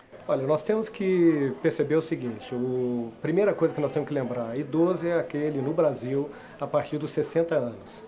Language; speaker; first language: Portuguese; native; Portuguese